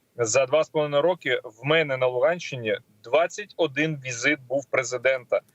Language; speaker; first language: Ukrainian; non-native, local second language; Russian